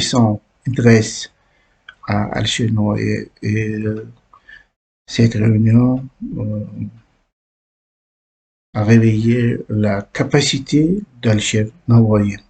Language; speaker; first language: French; non-native, learner; Uzbek